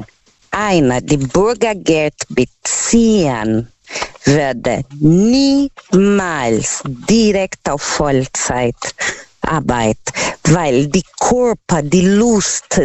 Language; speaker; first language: German; non-native, fluent; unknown